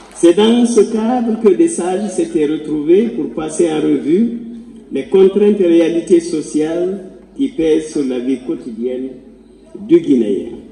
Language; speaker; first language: French; non-native, local second language; Fula